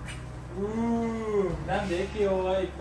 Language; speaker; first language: Japanese; non-native, learner; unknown